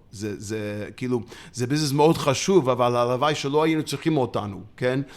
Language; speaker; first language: Hebrew; non-native, fluent; English